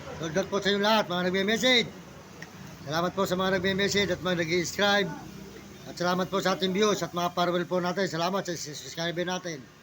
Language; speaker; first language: Filipino; native; Filipino